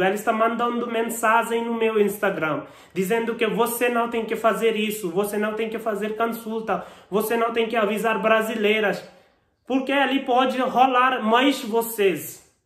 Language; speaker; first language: Portuguese; non-native, learner; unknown